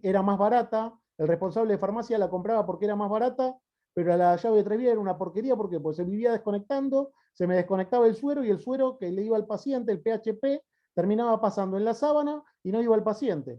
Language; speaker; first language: Spanish; native; Spanish